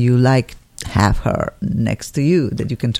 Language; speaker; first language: English; non-native, fluent; Polish